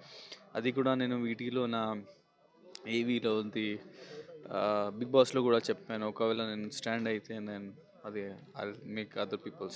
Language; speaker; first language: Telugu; non-native, local second language; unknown